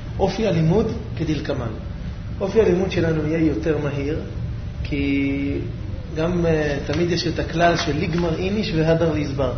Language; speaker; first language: Hebrew; native; Hebrew